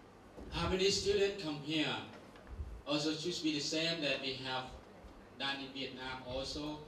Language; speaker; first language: English; non-native, learner; Thai